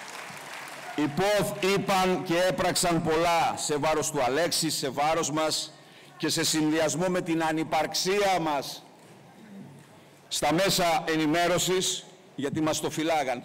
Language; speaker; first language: Greek; native; Greek